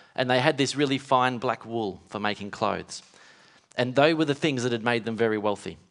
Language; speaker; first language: English; native; English